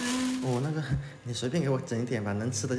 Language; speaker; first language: Chinese; native; Chinese